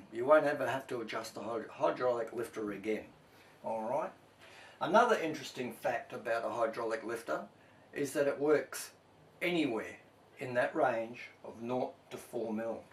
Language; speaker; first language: English; native; English